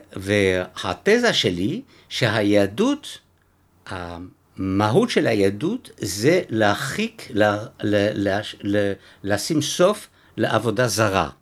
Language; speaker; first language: Hebrew; non-native, fluent; French